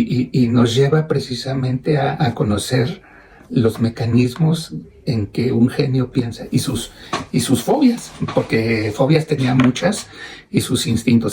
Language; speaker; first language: Spanish; native; Spanish